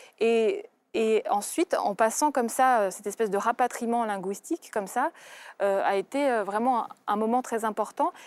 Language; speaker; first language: French; early bilingual, other home language; Russian